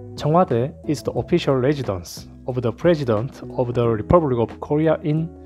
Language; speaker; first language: English; non-native, learner; Korean